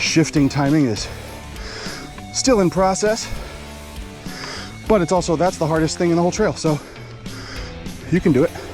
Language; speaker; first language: English; native; English